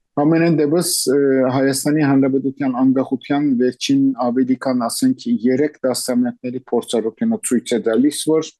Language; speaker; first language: Armenian; early bilingual, heritage; Armenian